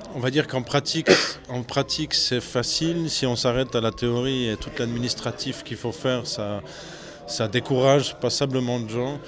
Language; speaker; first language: French; native; French